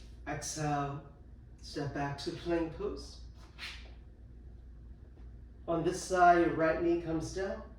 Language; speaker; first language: English; native; English